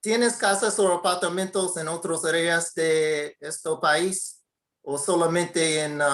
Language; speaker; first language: Spanish; non-native, learner; English